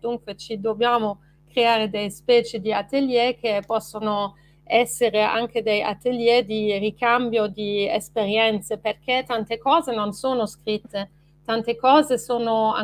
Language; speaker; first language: Italian; non-native, fluent; French